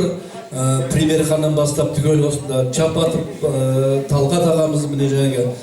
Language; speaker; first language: Kazakh; native; Kazakh